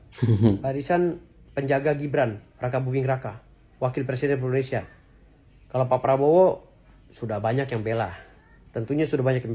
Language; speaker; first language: Indonesian; native; Indonesian